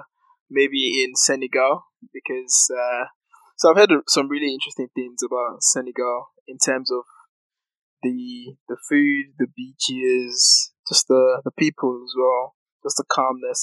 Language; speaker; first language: English; non-native, local second language; Yoruba